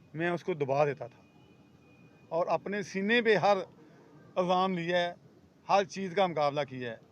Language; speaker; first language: Urdu; non-native, local second language; Punjabi